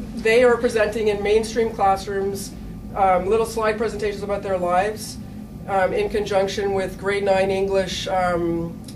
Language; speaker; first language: English; native; English